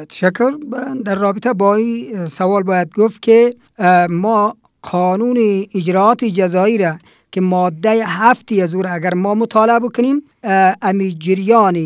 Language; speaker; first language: Persian; native; Persian